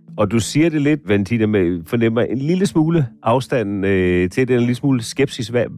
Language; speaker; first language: Danish; native; Danish